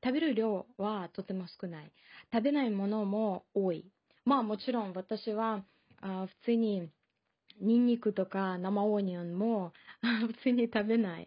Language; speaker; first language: Japanese; non-native, fluent; Russian